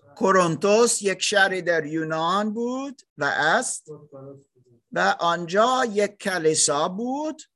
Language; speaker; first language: Persian; non-native, learner; German